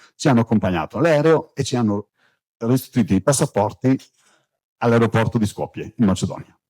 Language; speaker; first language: Italian; non-native, fluent; Turkish